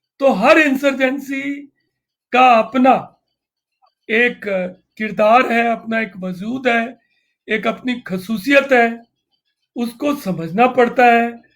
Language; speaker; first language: Hindi; non-native, local second language; Punjabi